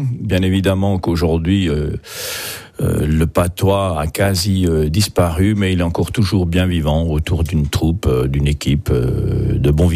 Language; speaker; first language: French; native; French